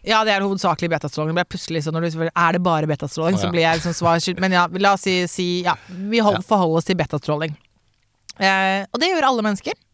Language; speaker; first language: Norwegian; native; Norwegian